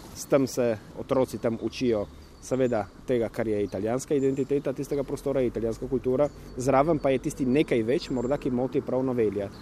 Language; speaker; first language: Slovenian; native; Slovenian